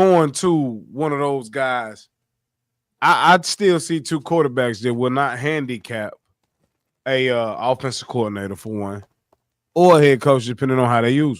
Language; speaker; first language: English; native; English